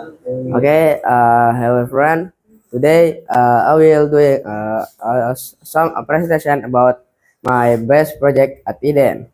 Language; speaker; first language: English; non-native, learner; Indonesian